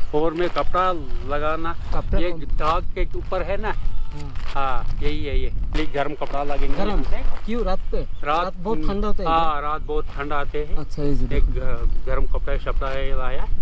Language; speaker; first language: Hindi; non-native, learner; Bangla